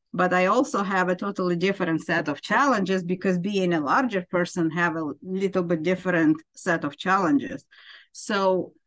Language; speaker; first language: English; non-native, fluent; Ukrainian